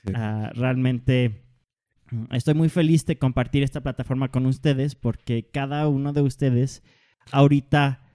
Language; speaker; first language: Spanish; non-native, fluent; Danish